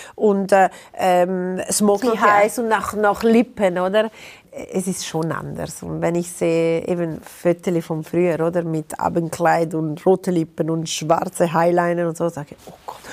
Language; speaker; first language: German; non-native, local second language; Italian